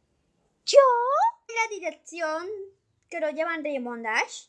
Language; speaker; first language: Spanish; native; Spanish